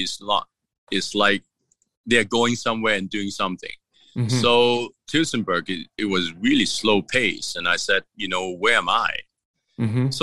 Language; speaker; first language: English; non-native, local second language; Cantonese